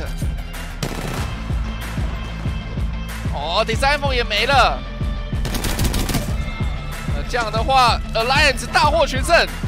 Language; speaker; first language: Chinese; native; Chinese